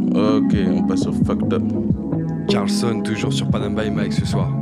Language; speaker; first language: French; non-native, local second language; Baoulé